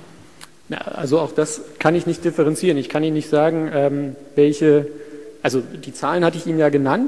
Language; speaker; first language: German; native; German